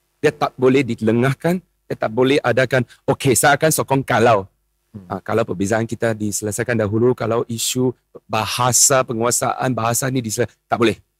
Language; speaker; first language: Malay; non-native, local second language; Chinese